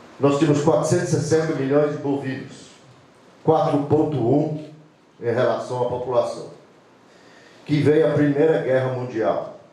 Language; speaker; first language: Portuguese; non-native, fluent; English